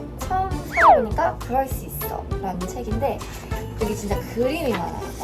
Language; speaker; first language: Korean; non-native, fluent; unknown